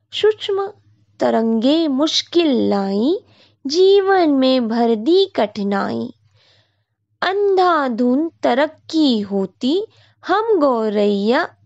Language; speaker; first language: Hindi; non-native, local second language; Marathi